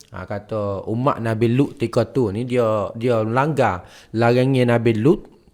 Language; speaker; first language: Malay; native; Malay